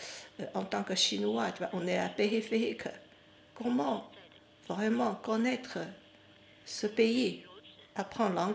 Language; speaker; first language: French; non-native, fluent; Chinese